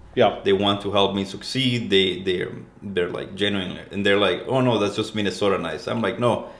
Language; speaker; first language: English; non-native, fluent; Spanish